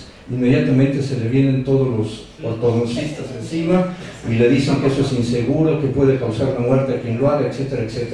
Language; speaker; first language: Spanish; native; Spanish